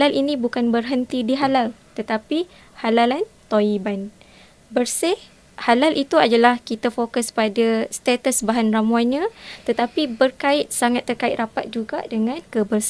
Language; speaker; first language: Malay; native; Malay